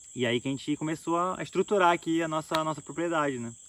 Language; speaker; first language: Portuguese; native; Portuguese